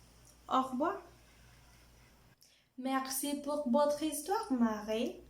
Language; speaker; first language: French; non-native, learner; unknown